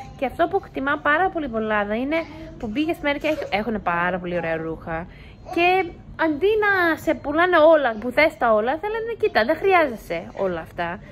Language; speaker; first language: Greek; early bilingual, heritage; Greek